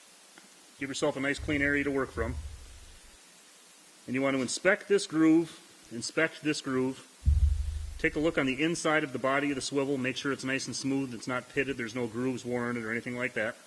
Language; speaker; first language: English; native; English